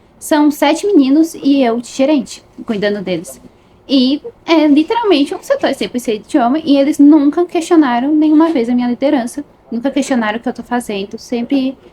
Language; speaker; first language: Portuguese; native; Portuguese